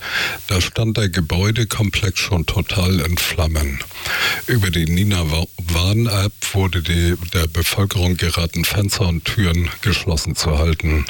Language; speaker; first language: German; native; German